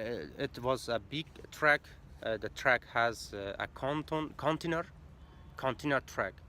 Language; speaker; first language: English; non-native, learner; Persian